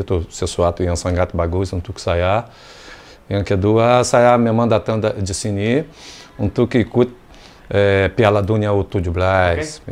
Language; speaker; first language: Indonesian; non-native, fluent; Portuguese